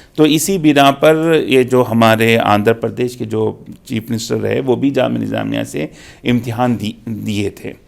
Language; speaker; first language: Urdu; native; Urdu